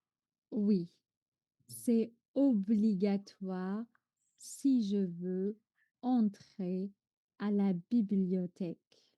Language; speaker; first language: French; non-native, fluent; Arabic